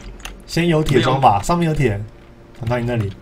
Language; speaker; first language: Chinese; native; Chinese